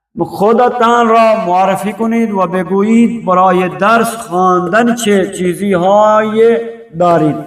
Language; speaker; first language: Persian; non-native, fluent; Urdu